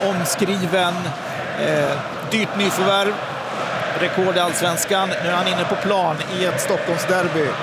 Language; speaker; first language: Swedish; native; Swedish